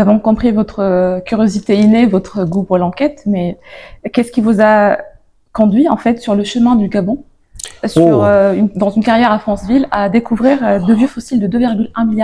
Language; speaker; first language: French; native; French